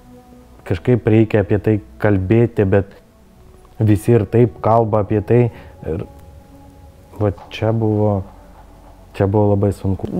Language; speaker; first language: Lithuanian; non-native, learner; Ukrainian